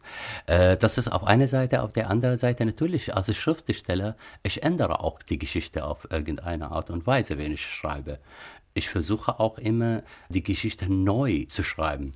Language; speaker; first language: German; non-native, fluent; Arabic